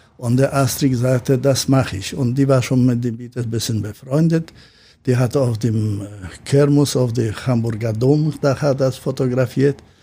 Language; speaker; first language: German; non-native, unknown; Polish